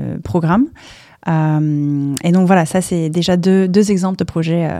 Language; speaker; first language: French; non-native, fluent; English